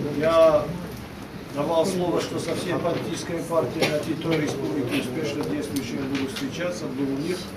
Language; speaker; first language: Russian; non-native, local second language; Ossetic